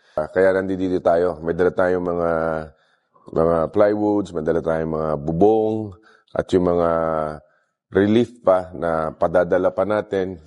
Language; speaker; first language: Filipino; native; Filipino